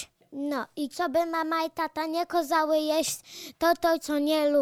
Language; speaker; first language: Polish; early bilingual, heritage; Polish